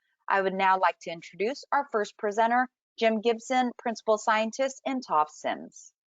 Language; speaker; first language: English; native; English